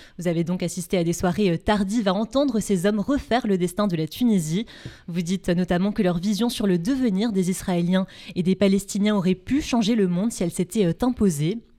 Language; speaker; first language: French; native; French